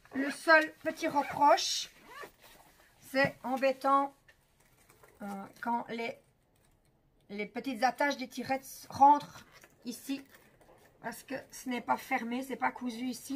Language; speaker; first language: French; native; French